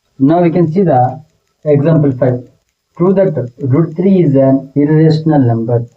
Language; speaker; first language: English; non-native, local second language; Telugu